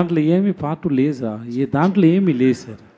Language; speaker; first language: Telugu; non-native, learner; Tamil